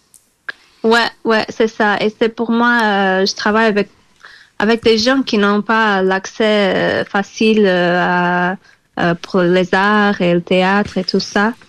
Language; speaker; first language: French; non-native, fluent; Portuguese